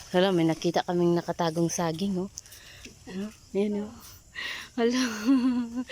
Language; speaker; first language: Filipino; non-native, local second language; Cebuano